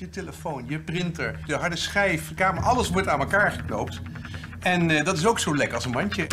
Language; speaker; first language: Dutch; native; Dutch